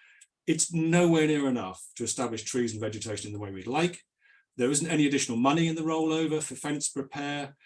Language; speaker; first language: English; native; English